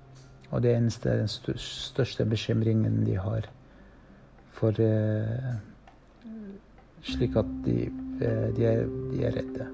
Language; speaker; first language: Norwegian; non-native, fluent; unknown